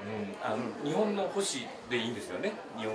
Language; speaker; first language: Japanese; native; Japanese